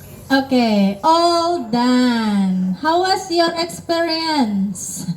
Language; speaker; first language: English; non-native, fluent; Indonesian